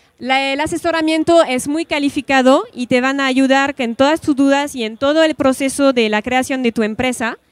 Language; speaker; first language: Spanish; non-native, fluent; French